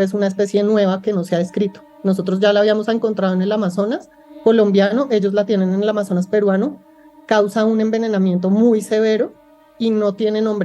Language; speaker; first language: Spanish; native; Spanish